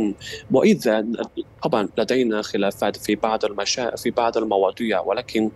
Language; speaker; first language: Arabic; non-native, fluent; Chinese